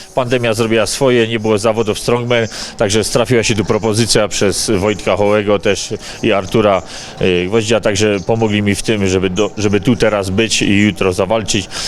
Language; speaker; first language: Polish; native; Polish